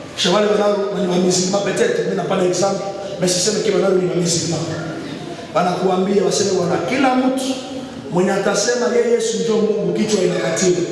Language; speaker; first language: Swahili; native; Swahili